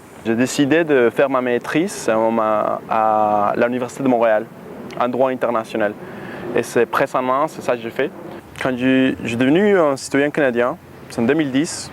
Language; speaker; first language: French; non-native, fluent; Spanish